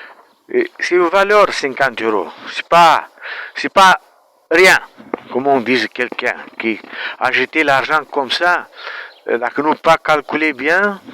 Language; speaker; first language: French; non-native, learner; Romanian